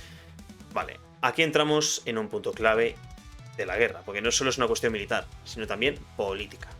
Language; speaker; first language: Spanish; native; Spanish